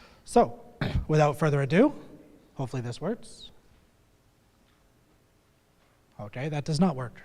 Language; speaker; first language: English; native; English